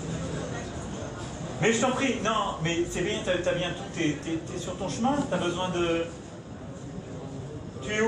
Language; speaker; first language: French; native; French